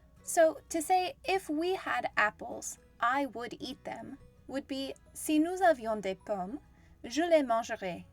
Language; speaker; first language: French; non-native, fluent; English